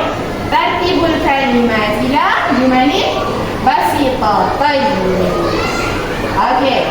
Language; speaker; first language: Arabic; non-native, learner; Malay